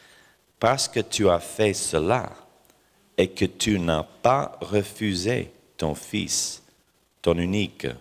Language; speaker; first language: French; non-native, fluent; English